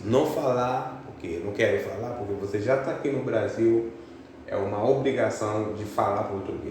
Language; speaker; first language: Portuguese; non-native, fluent; Haitian Creole